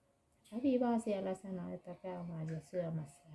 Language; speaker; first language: Finnish; non-native, learner; Thai